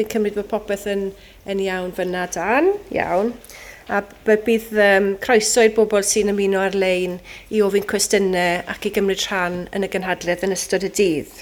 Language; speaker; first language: Welsh; native; Welsh